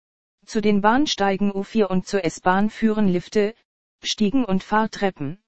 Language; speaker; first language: German; native; German